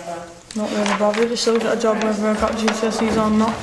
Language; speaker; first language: English; native; English